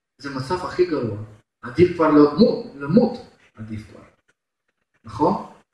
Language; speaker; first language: Hebrew; non-native, fluent; Russian